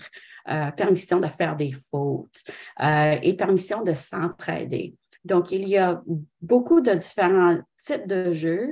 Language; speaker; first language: French; non-native, local second language; English